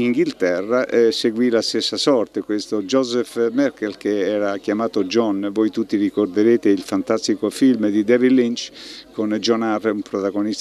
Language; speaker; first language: Italian; native; Italian